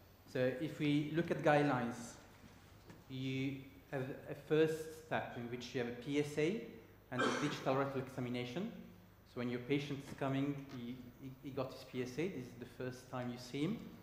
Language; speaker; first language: English; non-native, fluent; Italian